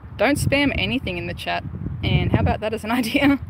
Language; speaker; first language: English; native; English